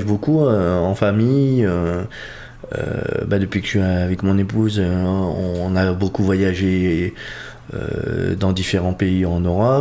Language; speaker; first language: French; early bilingual, other home language; Portuguese